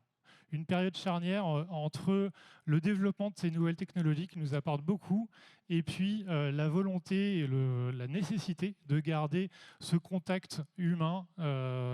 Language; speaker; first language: French; native; French